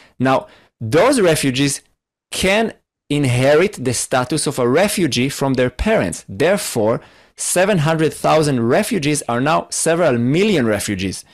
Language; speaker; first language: English; non-native, fluent; Hebrew